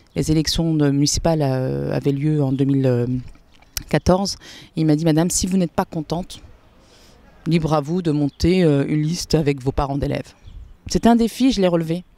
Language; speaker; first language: French; native; French